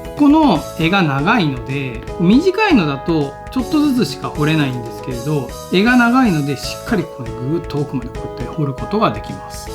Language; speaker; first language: Japanese; native; Japanese